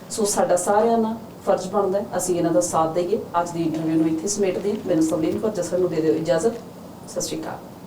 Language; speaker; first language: Punjabi; native; Punjabi